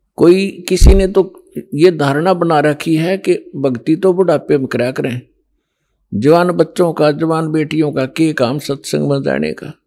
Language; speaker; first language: Hindi; native; Hindi